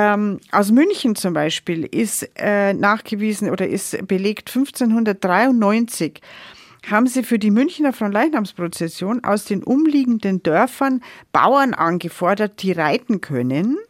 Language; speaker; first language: German; native; German